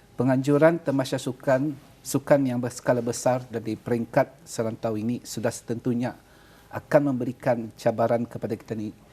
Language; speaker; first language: Malay; native; Malay